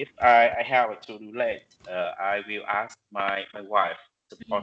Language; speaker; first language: English; non-native, learner; Vietnamese